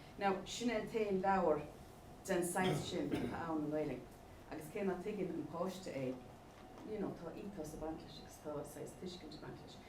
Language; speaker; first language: Irish; native; Irish